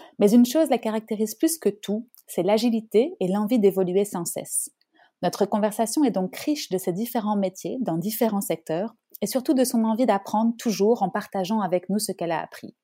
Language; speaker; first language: French; native; French